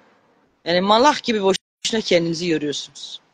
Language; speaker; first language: Turkish; native; Turkish